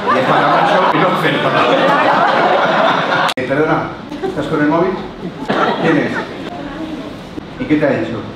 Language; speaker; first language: Spanish; native; Spanish